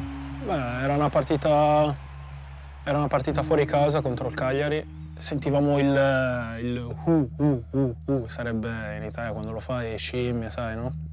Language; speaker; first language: Italian; non-native, fluent; French